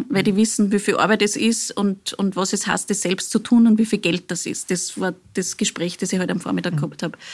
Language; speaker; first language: German; native; German